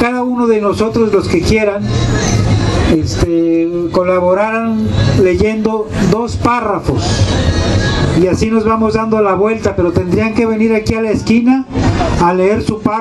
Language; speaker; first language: Spanish; native; Spanish